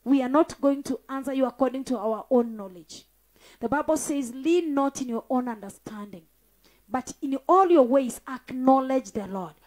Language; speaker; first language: English; non-native, local second language; Swahili